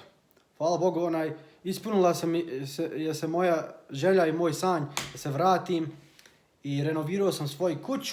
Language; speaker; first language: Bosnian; early bilingual, heritage; Bosnian